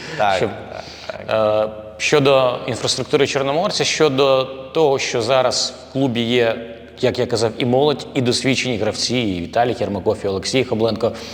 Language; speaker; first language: Ukrainian; native; Ukrainian